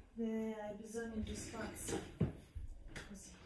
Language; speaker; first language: Italian; non-native, learner; Russian